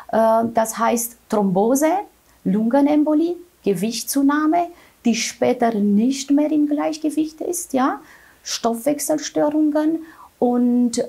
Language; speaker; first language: German; non-native, fluent; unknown